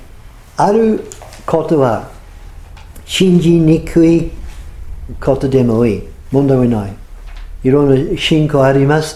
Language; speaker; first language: Japanese; non-native, fluent; English